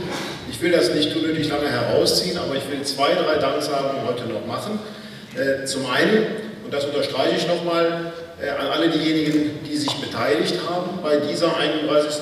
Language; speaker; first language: German; native; German